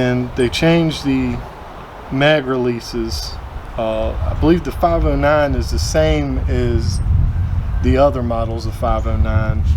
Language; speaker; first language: English; native; English